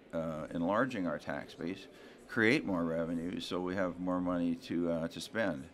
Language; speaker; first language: English; native; English